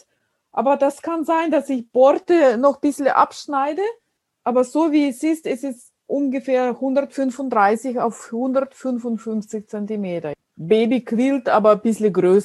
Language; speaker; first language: German; non-native, fluent; Russian